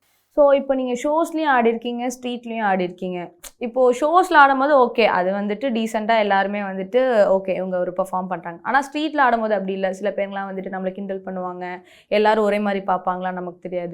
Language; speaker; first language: Tamil; native; Tamil